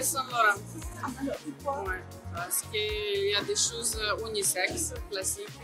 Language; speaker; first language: French; non-native, learner; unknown